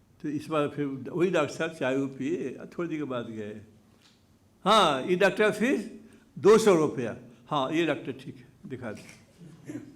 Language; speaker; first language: Hindi; native; Hindi